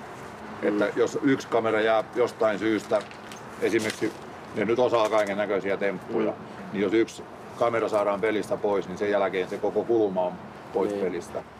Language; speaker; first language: Finnish; native; Finnish